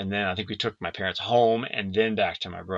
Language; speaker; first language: English; native; English